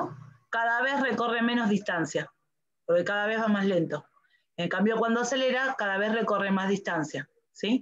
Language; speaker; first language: Spanish; native; Spanish